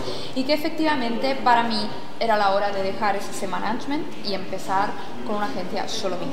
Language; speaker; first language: Spanish; non-native, fluent; Italian